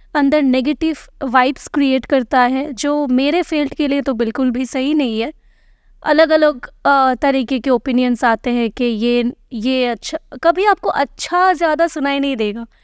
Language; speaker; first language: Hindi; non-native, local second language; Bangla